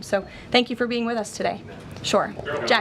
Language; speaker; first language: English; native; English